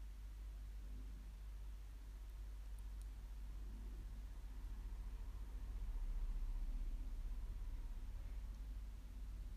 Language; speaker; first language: English; native; English